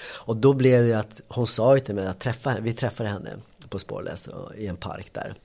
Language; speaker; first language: Swedish; early bilingual, other home language; Spanish